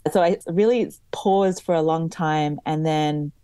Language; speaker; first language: English; native; English